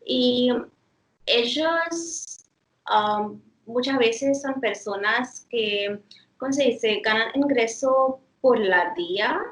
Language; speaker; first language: Spanish; non-native, fluent; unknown